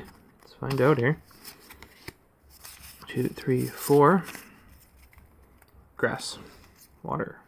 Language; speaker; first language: English; native; English